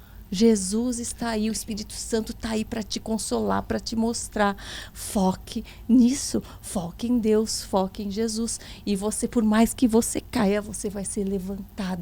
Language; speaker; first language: Portuguese; native; Portuguese